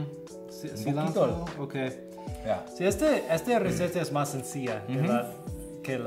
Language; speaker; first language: Spanish; non-native, learner; English